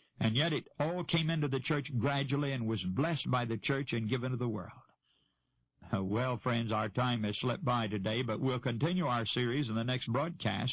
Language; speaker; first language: English; native; English